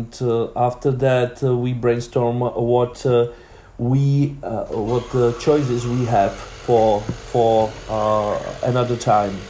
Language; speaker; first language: English; non-native, learner; Czech